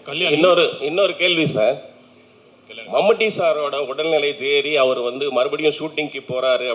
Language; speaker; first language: Tamil; native; Tamil